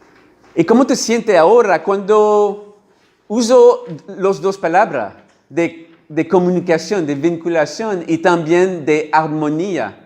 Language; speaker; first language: Spanish; non-native, learner; French